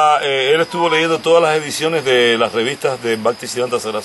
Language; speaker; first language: Spanish; native; Spanish